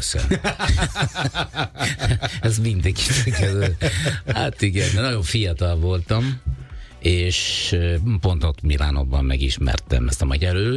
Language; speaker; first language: Hungarian; non-native, fluent; Italian